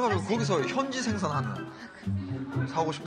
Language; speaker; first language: Korean; native; Korean